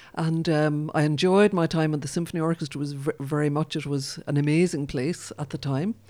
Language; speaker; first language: English; non-native, local second language; Irish